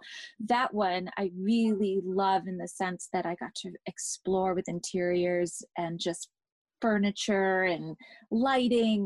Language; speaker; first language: English; native; English